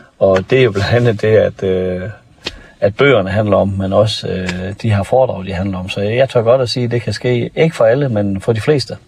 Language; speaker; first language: Danish; native; Danish